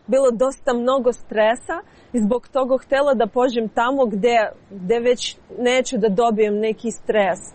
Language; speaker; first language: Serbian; non-native, learner; Ukrainian